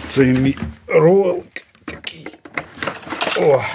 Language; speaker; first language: Ukrainian; non-native, local second language; Russian